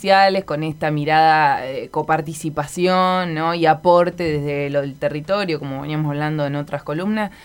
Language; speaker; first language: Spanish; native; Spanish